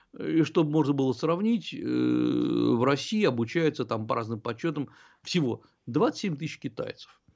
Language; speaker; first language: Russian; native; Russian